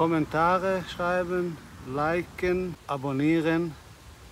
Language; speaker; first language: German; non-native, learner; Chechen